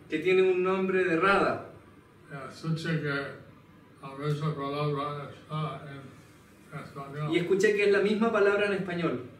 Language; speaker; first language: Spanish; non-native, learner; English